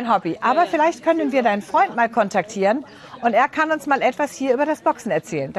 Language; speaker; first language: German; native; German